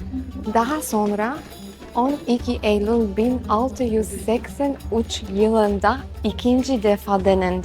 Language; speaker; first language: Turkish; non-native, learner; Polish